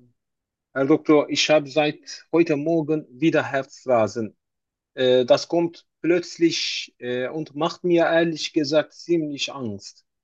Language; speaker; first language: German; non-native, learner; Turkish